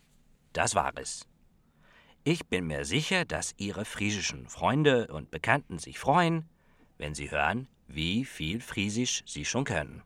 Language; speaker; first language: German; non-native, fluent; Western Frisian